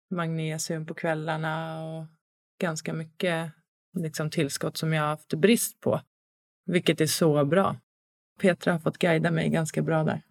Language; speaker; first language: Swedish; native; Swedish